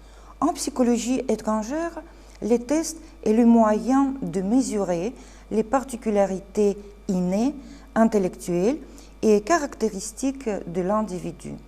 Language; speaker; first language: French; non-native, fluent; Russian